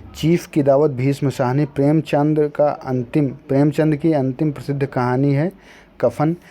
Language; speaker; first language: Hindi; native; Hindi